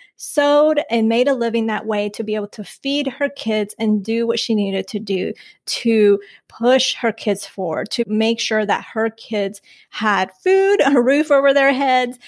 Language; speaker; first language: English; early bilingual, other home language; Spanish